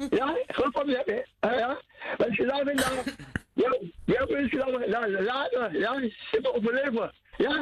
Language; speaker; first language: Dutch; non-native, local second language; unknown